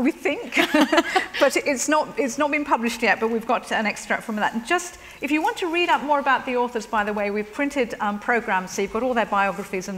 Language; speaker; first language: English; native; English